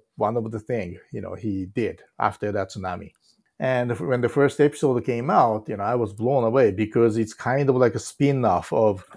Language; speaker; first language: English; non-native, fluent; Japanese